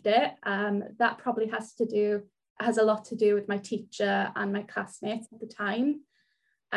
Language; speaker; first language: English; non-native, local second language; Welsh